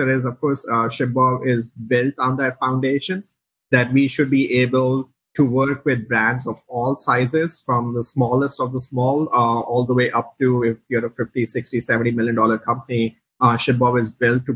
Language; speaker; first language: English; non-native, local second language; Hindi